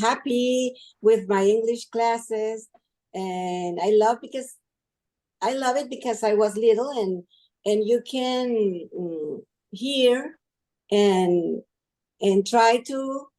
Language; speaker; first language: English; non-native, learner; Spanish